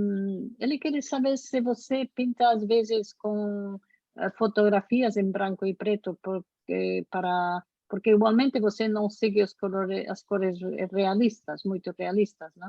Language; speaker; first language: Portuguese; non-native, fluent; Spanish